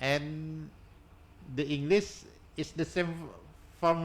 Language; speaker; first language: English; non-native, learner; Indonesian